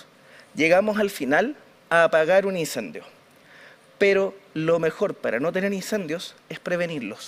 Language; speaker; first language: Spanish; native; Spanish